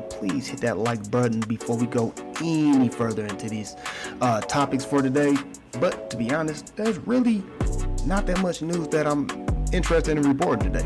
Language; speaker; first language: English; native; English